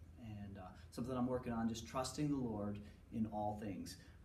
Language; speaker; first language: English; native; English